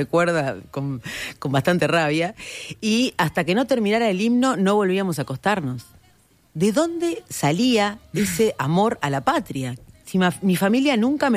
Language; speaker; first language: Spanish; native; Spanish